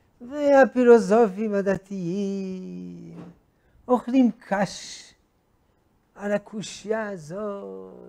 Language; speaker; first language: Hebrew; non-native, fluent; French